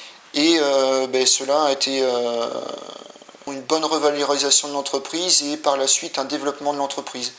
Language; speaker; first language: French; native; French